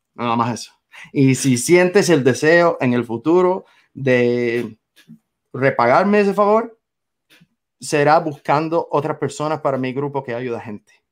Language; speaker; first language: Spanish; non-native, fluent; English